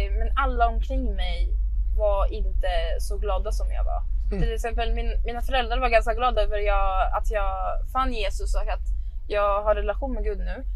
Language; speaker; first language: Swedish; non-native, fluent; Arabic